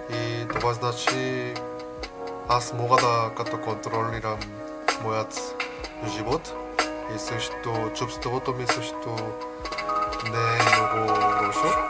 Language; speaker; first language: Bulgarian; non-native, learner; Korean